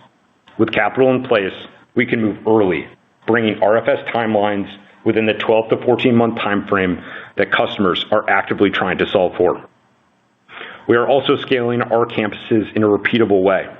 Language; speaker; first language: English; native; English